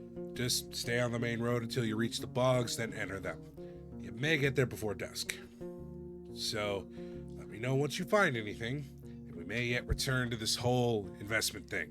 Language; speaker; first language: English; native; English